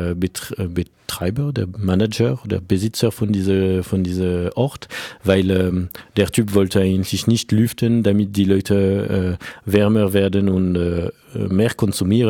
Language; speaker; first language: German; non-native, fluent; French